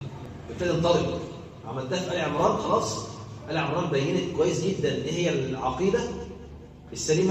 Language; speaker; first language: Arabic; native; Arabic